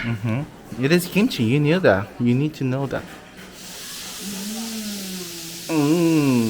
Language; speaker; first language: English; non-native, learner; Korean